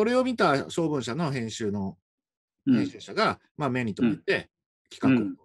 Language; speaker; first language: Japanese; native; Japanese